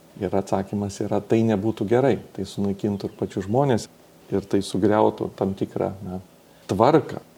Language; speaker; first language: Lithuanian; native; Lithuanian